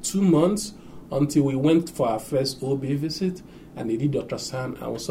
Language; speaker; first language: English; non-native, local second language; Igbo